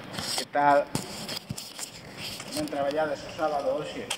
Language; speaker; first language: Spanish; non-native, local second language; Galician